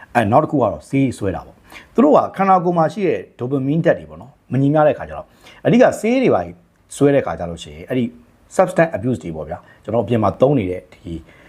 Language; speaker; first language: Burmese; native; Burmese